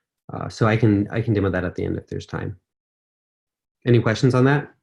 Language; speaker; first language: English; native; English